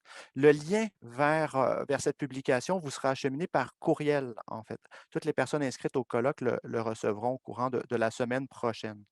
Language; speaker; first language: French; native; French